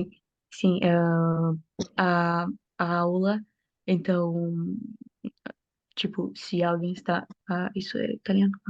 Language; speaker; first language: Portuguese; non-native, fluent; Macedonian